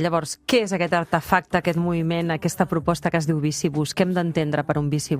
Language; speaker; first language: Catalan; native; Catalan